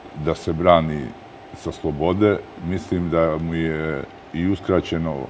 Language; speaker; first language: Serbian; native; Serbian